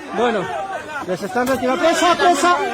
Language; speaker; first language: Spanish; native; Spanish